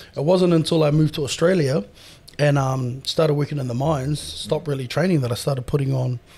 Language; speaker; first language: English; native; English